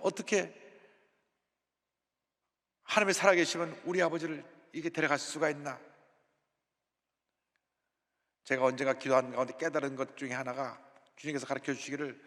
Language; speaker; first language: Korean; native; Korean